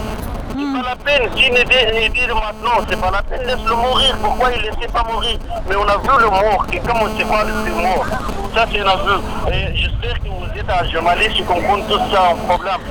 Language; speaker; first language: French; non-native, learner; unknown